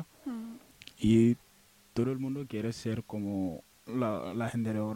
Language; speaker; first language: Spanish; non-native, learner; Wolof